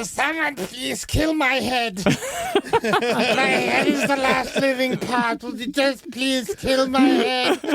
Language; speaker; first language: English; native; English